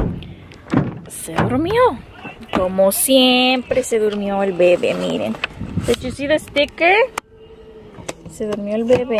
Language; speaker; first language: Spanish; early bilingual, heritage; Spanish